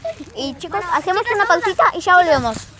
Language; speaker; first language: Spanish; native; Spanish